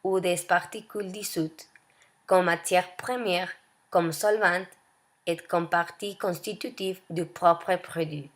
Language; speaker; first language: French; non-native, learner; Spanish